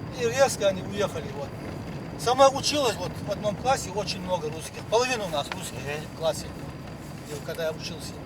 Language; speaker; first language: Russian; non-native, local second language; Ingush